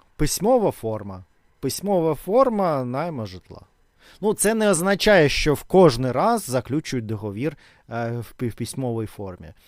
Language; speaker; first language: Ukrainian; non-native, local second language; Russian